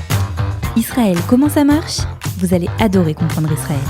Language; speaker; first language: French; native; French